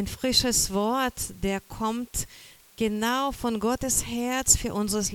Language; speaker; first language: German; non-native, fluent; Portuguese